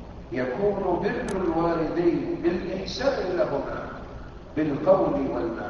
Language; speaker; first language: Arabic; native; Arabic